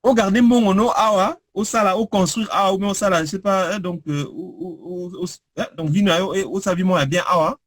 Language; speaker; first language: French; non-native, local second language; Lingala